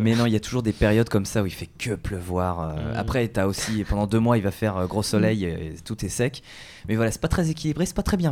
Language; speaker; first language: French; native; French